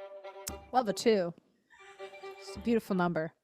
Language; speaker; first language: English; native; English